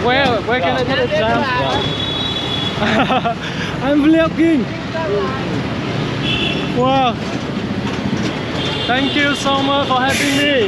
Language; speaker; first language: English; non-native, learner; Vietnamese